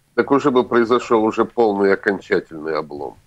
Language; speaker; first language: Russian; native; Russian